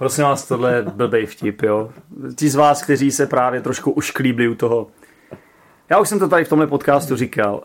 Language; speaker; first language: Czech; native; Czech